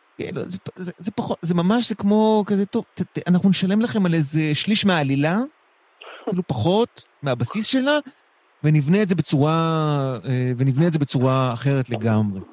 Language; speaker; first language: Hebrew; native; Hebrew